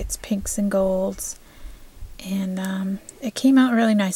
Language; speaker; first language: English; native; English